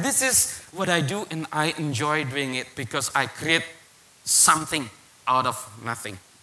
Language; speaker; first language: English; non-native, fluent; Indonesian